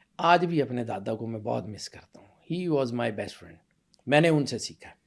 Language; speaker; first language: Urdu; non-native, local second language; Punjabi